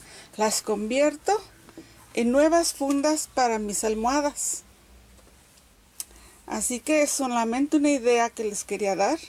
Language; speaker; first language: Spanish; native; Spanish